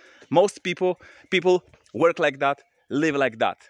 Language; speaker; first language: English; non-native, fluent; Polish